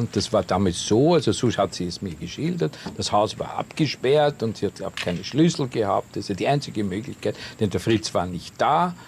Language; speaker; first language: German; native; German